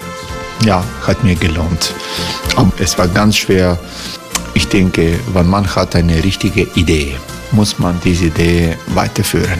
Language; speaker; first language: German; non-native, learner; Croatian